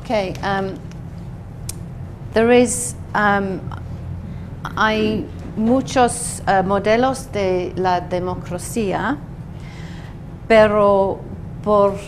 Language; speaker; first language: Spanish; non-native, learner; English